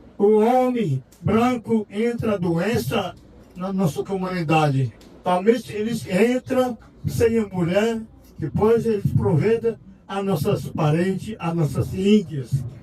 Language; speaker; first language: Portuguese; non-native, local second language; Yanomámi